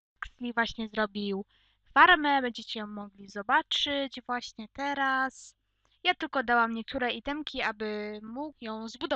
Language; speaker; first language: Polish; native; Polish